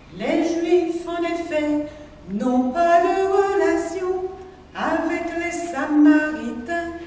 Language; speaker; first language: French; native; French